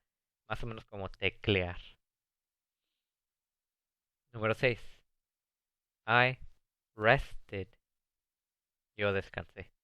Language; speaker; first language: Spanish; early bilingual, heritage; English